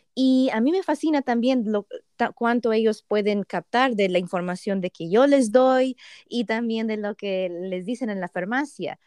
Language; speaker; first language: Spanish; early bilingual, heritage; Spanish